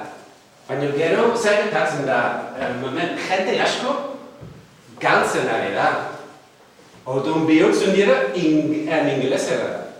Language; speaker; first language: Basque; non-native, fluent; Welsh